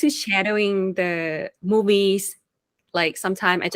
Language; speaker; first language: English; non-native, fluent; Thai